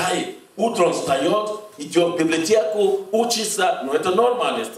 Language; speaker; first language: Russian; non-native, fluent; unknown